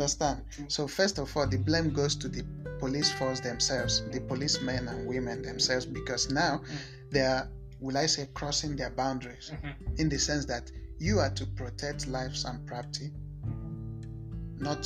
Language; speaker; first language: English; non-native, local second language; Igbo